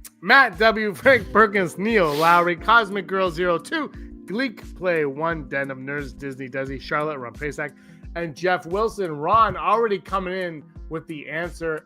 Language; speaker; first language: English; native; English